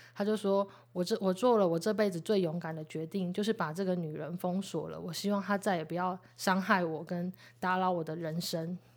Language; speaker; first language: Chinese; native; Chinese